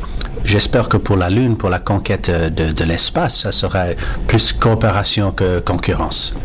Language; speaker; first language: French; non-native, fluent; English